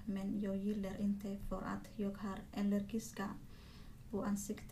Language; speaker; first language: Swedish; non-native, learner; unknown